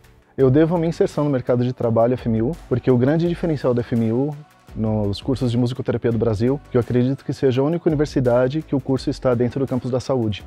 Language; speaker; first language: Portuguese; native; Portuguese